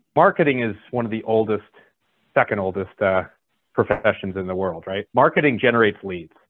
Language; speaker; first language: English; native; English